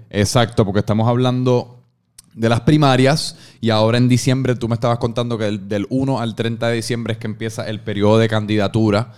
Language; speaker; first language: Spanish; native; Spanish